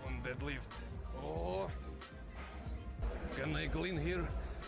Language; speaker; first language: English; non-native, learner; Russian